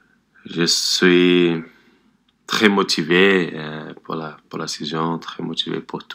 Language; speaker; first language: French; non-native, learner; Portuguese